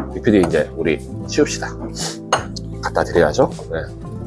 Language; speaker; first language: Korean; native; Korean